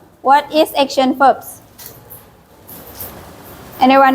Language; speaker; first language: English; non-native, fluent; Indonesian